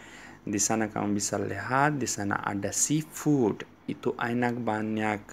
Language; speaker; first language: Indonesian; non-native, learner; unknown